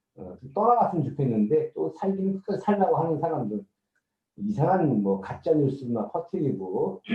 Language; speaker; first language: Korean; native; Korean